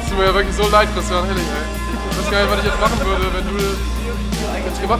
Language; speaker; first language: German; native; German